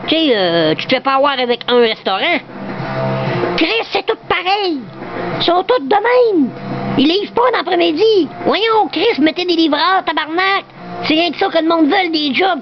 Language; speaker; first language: French; native; French